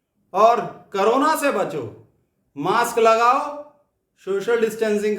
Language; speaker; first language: Hindi; native; Hindi